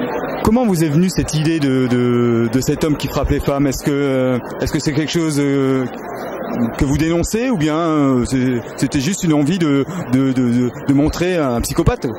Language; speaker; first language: French; native; French